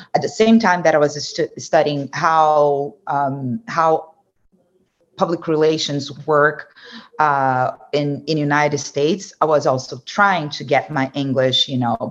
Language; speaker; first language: English; non-native, fluent; Portuguese